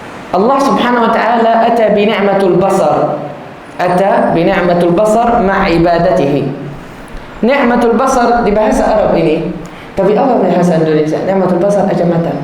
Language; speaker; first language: Indonesian; non-native, learner; Arabic